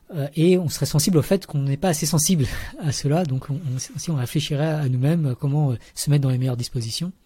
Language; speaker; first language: French; early bilingual, other home language; Vietnamese